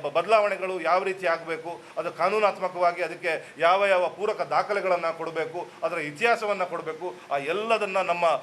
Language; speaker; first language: Kannada; non-native, local second language; Tulu